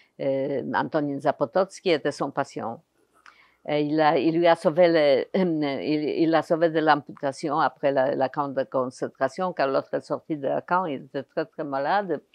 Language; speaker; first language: French; non-native, fluent; Polish